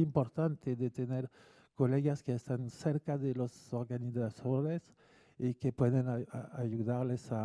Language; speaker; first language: Spanish; non-native, fluent; French